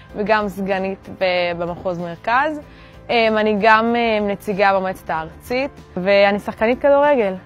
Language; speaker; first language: Hebrew; non-native, local second language; Arabic